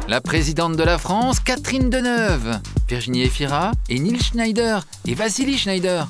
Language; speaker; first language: French; native; French